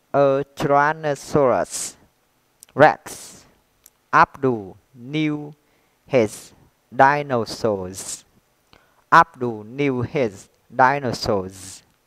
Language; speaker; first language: English; non-native, fluent; Vietnamese